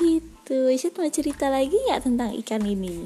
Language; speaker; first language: Indonesian; native; Indonesian